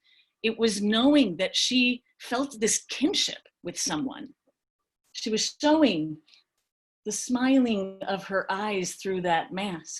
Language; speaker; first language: English; native; English